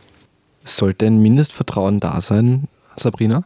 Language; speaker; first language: German; native; German